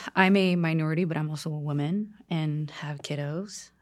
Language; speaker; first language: English; non-native, fluent; Korean